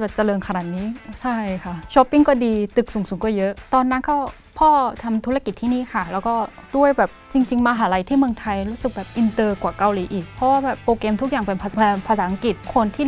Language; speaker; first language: Thai; non-native, fluent; Korean